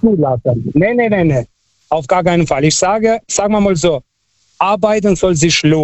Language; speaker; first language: German; non-native, fluent; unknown